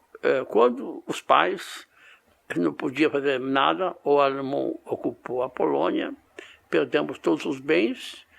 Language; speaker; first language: Portuguese; non-native, fluent; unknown